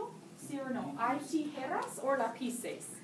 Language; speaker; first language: Spanish; non-native, learner; English